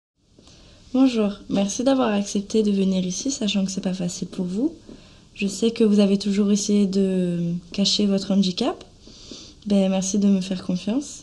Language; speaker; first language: French; native; French